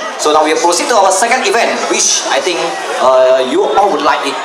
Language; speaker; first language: English; non-native, local second language; Chinese